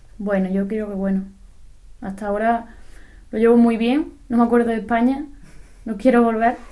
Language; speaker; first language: Spanish; native; Spanish